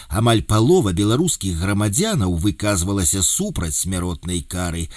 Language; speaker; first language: Belarusian; native; Belarusian